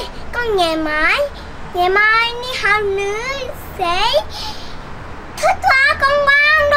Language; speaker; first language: Vietnamese; early bilingual, heritage; Vietnamese